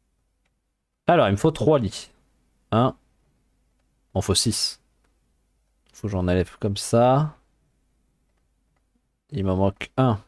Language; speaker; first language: French; native; French